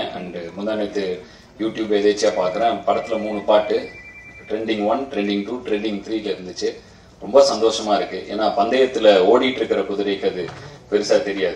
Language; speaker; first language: Tamil; native; Tamil